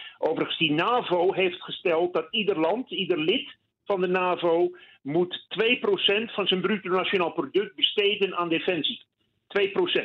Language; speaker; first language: Dutch; native; Dutch